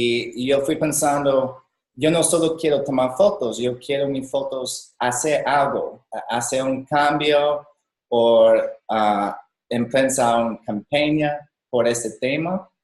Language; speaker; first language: Spanish; non-native, learner; English